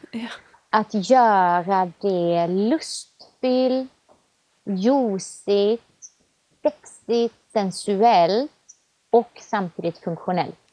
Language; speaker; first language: Swedish; native; Swedish